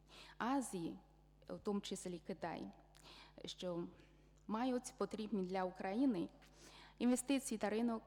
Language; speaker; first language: Ukrainian; non-native, fluent; Chinese